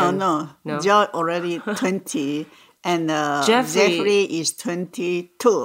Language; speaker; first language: English; non-native, learner; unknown